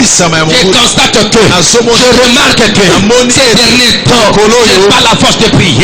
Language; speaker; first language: French; non-native, local second language; Lingala